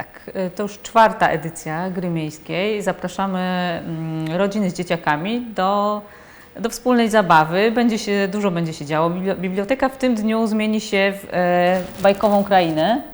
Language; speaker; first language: Polish; native; Polish